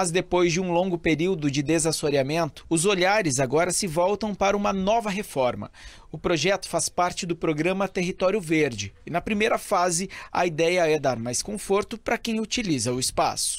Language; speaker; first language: Portuguese; native; Portuguese